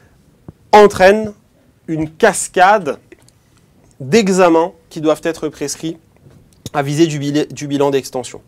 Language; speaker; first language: French; native; French